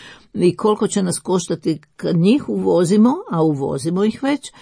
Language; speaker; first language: Croatian; native; Croatian